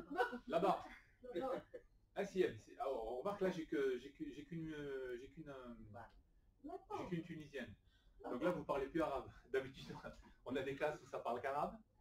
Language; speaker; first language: French; native; French